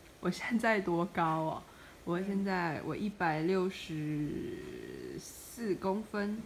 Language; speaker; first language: Chinese; non-native, fluent; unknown